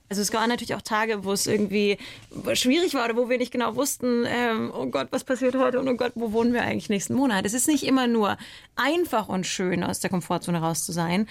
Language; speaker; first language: German; native; German